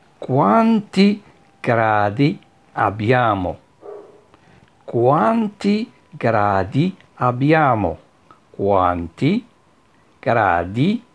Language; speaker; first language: Italian; non-native, fluent; Arabic